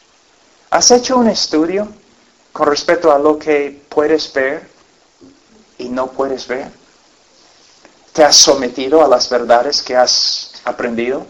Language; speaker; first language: Spanish; non-native, fluent; English